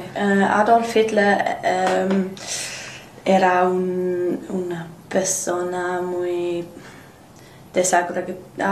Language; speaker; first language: Spanish; non-native, learner; English